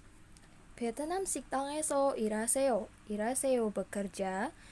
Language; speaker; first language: Korean; non-native, fluent; Indonesian